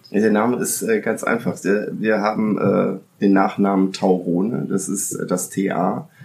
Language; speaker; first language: German; early bilingual, other home language; Italian